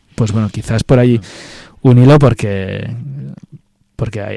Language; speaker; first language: Spanish; non-native, local second language; Catalan